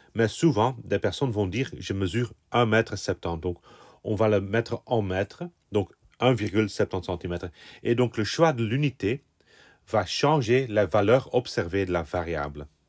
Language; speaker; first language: French; non-native, local second language; Dutch